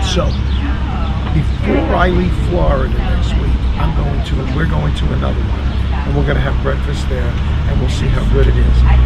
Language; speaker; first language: English; native; English